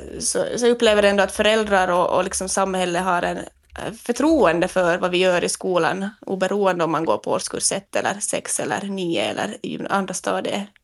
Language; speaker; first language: Swedish; native; Swedish